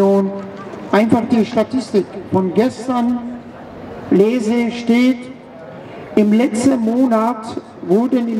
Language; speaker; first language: German; non-native, fluent; Persian